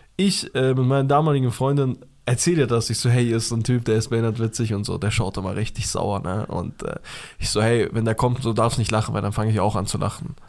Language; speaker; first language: German; early bilingual, other home language; Persian